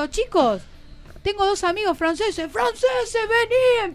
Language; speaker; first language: Spanish; native; Spanish